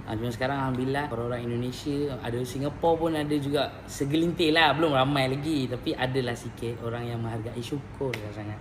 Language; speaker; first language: Malay; native; Malay